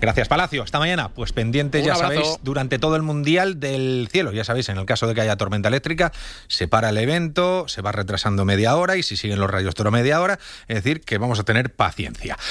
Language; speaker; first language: Spanish; native; Spanish